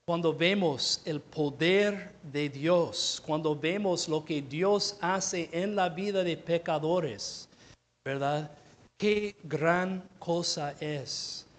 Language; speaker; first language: Spanish; non-native, fluent; English